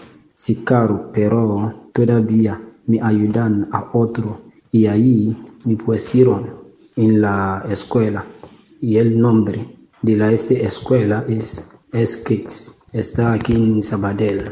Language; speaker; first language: Spanish; non-native, learner; English